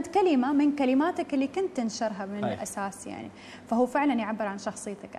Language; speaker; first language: Arabic; native; Arabic